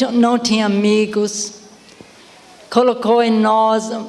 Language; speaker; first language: Portuguese; non-native, fluent; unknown